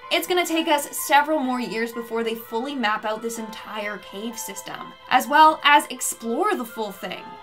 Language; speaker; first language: English; native; English